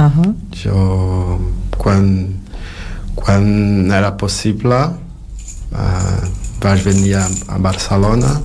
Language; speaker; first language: Catalan; non-native, fluent; Portuguese